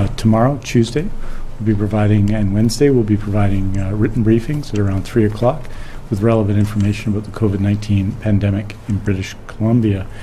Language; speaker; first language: English; native; English